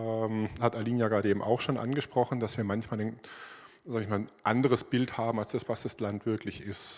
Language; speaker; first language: German; native; German